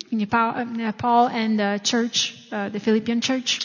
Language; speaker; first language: English; non-native, fluent; Italian